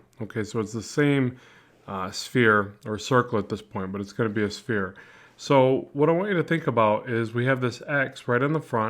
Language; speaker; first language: English; native; English